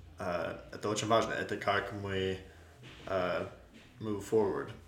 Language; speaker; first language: Russian; non-native, learner; English